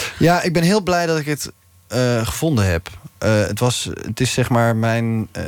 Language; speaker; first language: Dutch; native; Dutch